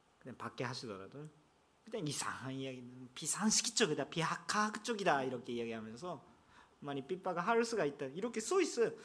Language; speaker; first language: Korean; non-native, fluent; Japanese